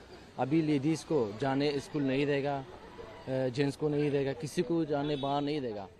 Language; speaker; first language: Hindi; non-native, learner; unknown